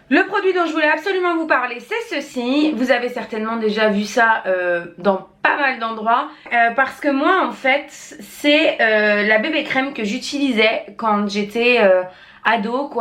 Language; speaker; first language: French; native; French